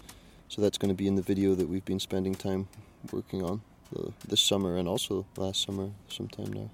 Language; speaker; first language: English; native; English